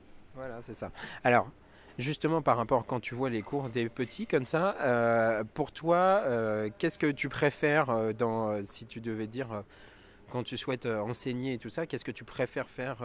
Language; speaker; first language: French; native; French